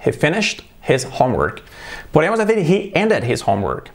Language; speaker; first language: English; non-native, fluent; Spanish